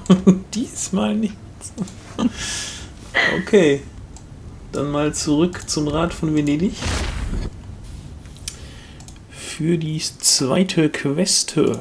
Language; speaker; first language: German; native; German